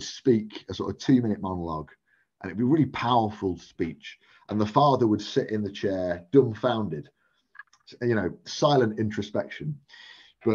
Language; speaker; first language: English; native; English